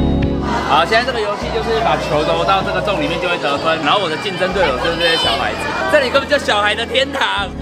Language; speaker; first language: Chinese; native; Chinese